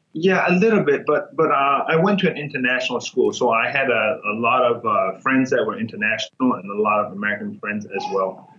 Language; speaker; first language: English; non-native, fluent; Burmese